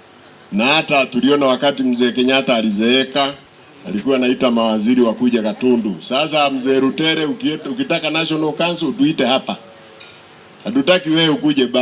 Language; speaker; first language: Swahili; non-native, local second language; Meru